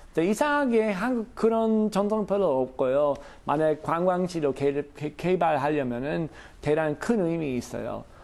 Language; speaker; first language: Korean; non-native, fluent; English